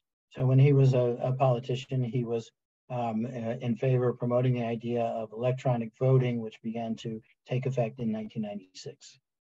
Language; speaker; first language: English; native; English